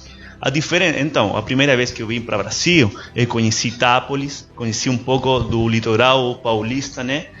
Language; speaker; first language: Portuguese; non-native, learner; Spanish